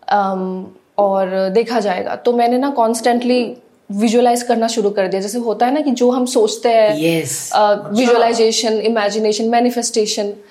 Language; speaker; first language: Hindi; non-native, local second language; Assamese